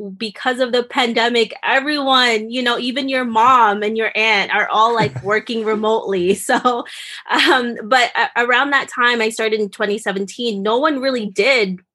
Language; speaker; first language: English; early bilingual, other home language; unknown